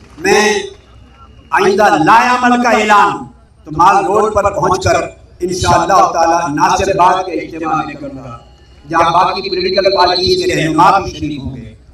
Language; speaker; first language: Urdu; non-native, local second language; Punjabi